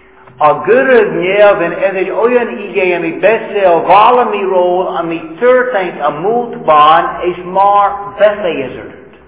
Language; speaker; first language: Hungarian; non-native, fluent; English